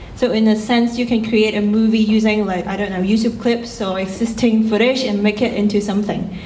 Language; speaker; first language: English; non-native, local second language; Cantonese